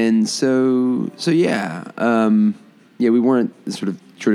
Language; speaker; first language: English; native; English